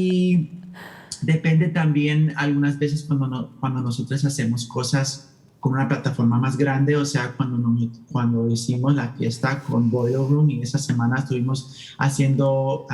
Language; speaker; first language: Spanish; early bilingual, heritage; Spanish